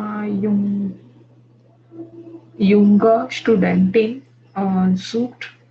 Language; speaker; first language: German; non-native, learner; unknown